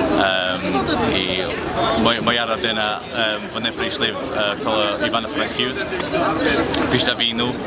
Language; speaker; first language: Ukrainian; early bilingual, heritage; English